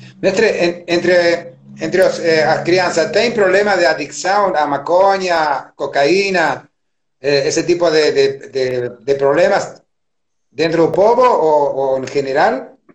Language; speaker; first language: Portuguese; non-native, learner; Spanish